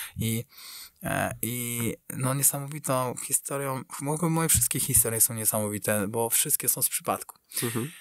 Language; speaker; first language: Polish; native; Polish